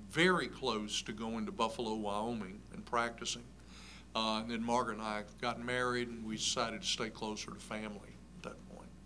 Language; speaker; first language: English; native; English